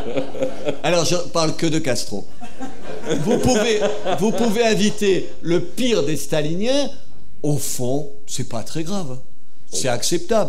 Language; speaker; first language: French; native; French